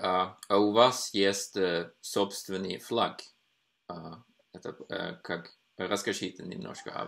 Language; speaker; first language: Russian; non-native, fluent; Norwegian